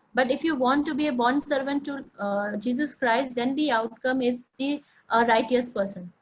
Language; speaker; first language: English; non-native, local second language; Hindi